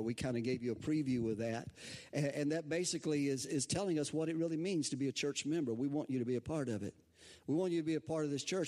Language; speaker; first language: English; native; English